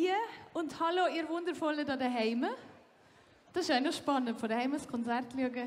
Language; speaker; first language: German; native; German